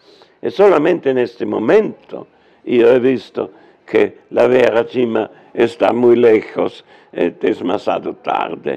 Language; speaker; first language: Spanish; non-native, learner; German